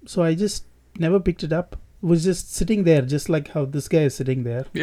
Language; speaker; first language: English; non-native, local second language; Tamil